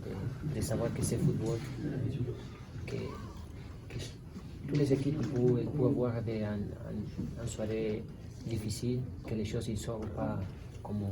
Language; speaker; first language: French; non-native, learner; Spanish